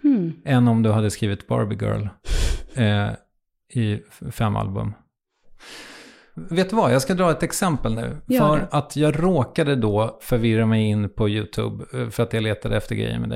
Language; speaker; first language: Swedish; native; Swedish